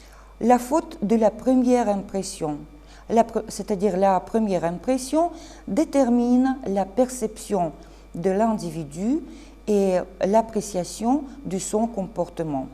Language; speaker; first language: French; non-native, fluent; Russian